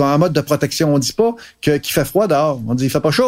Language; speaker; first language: French; native; French